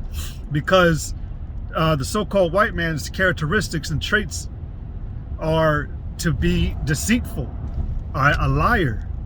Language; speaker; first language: English; native; English